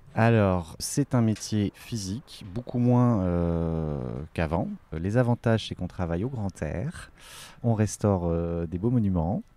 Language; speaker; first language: French; native; French